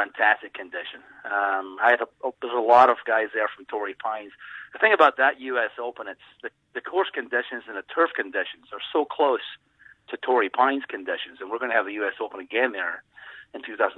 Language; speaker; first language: English; native; English